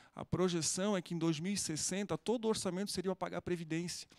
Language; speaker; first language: Portuguese; native; Portuguese